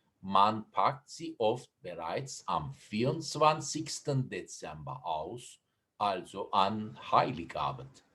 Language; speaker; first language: German; non-native, fluent; Turkish